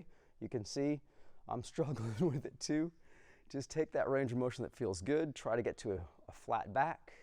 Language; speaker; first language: English; native; English